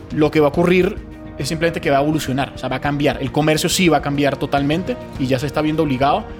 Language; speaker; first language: Spanish; native; Spanish